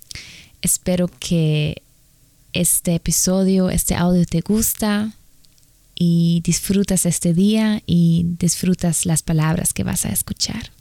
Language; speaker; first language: Spanish; non-native, fluent; German